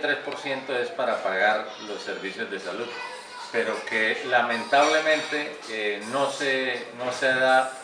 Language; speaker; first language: Spanish; native; Spanish